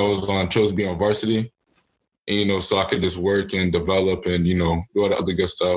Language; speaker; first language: English; native; English